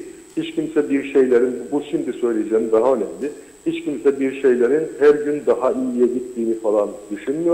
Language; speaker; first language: Turkish; native; Turkish